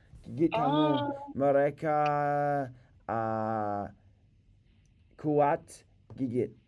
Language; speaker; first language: Indonesian; non-native, learner; English